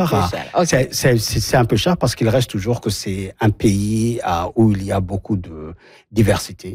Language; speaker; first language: French; non-native, local second language; Somali